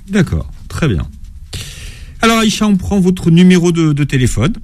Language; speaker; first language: French; native; French